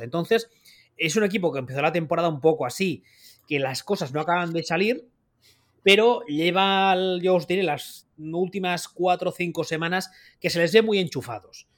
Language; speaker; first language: Spanish; native; Spanish